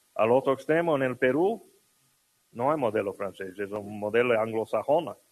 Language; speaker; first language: Spanish; non-native, fluent; English